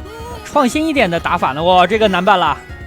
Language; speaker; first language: Chinese; native; Chinese